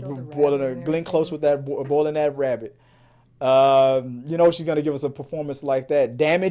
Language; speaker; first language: English; native; English